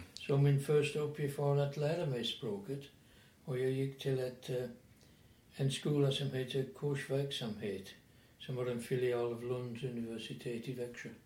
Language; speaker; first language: Swedish; non-native, fluent; English